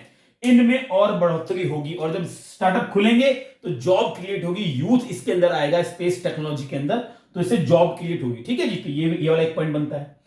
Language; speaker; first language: Hindi; native; Hindi